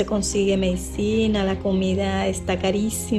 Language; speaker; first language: Spanish; native; Spanish